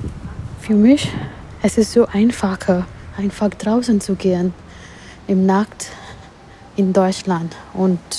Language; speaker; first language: German; non-native, learner; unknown